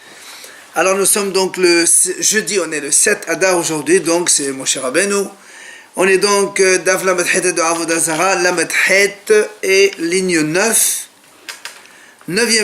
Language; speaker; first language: French; native; French